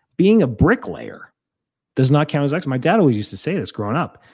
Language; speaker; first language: English; native; English